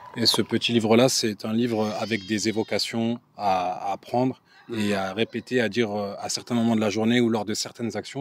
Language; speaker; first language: French; native; French